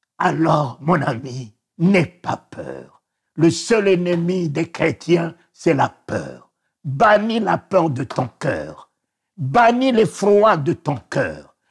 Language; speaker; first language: French; non-native, local second language; Sango